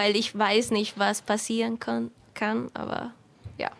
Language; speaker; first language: German; non-native, fluent; Spanish